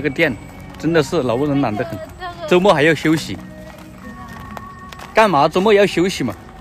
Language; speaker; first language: Chinese; native; Chinese